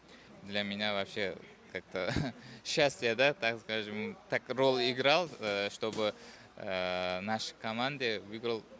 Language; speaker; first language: Russian; non-native, fluent; Uzbek